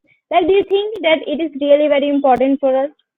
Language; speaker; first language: English; non-native, learner; Hindi